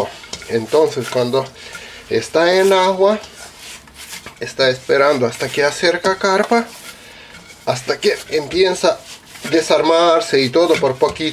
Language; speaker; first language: Spanish; non-native, learner; Russian